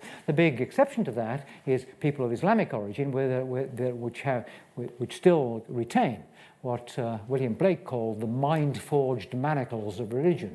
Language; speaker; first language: English; native; English